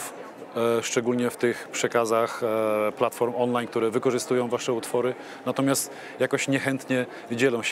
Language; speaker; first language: Polish; native; Polish